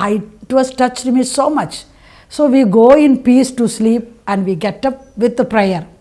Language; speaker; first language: English; non-native, local second language; Malayalam